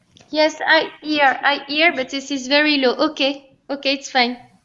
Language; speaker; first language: English; non-native, fluent; French